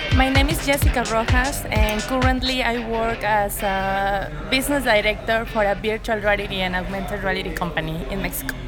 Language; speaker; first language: English; non-native, fluent; Spanish